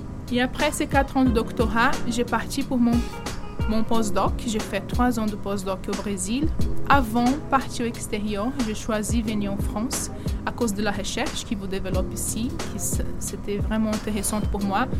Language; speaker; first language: French; non-native, fluent; Portuguese